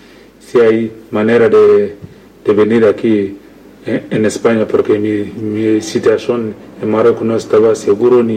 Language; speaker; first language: Spanish; non-native, learner; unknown